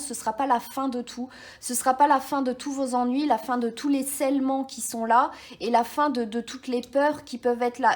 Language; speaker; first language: French; native; French